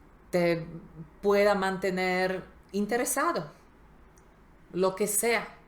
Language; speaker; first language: Spanish; non-native, fluent; Slovak